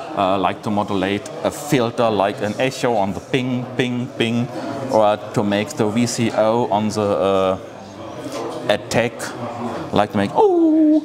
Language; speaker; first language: English; non-native, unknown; German